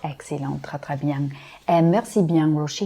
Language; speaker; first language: French; non-native, fluent; English